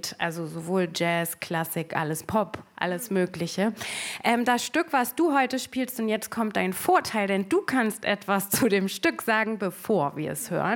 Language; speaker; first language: German; native; German